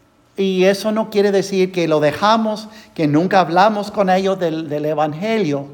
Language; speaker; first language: Spanish; non-native, fluent; English